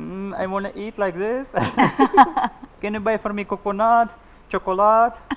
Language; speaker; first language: English; non-native, learner; Russian